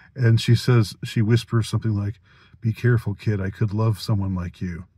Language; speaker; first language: English; native; English